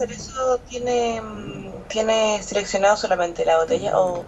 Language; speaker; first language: Spanish; native; Spanish